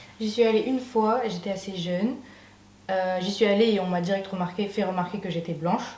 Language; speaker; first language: French; native; French